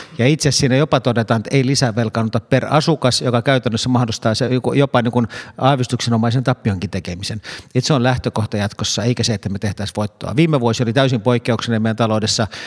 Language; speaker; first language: Finnish; native; Finnish